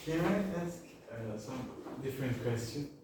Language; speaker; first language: English; non-native, learner; Turkish